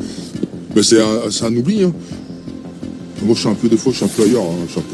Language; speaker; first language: French; native; French